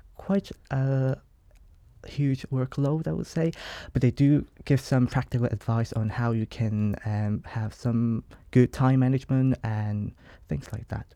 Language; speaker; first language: English; non-native, local second language; Cantonese